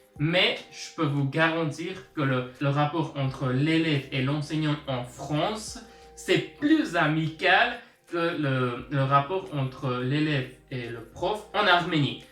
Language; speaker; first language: French; early bilingual, other home language; Armenian